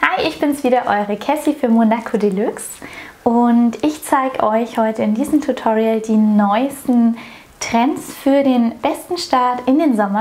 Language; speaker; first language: German; native; German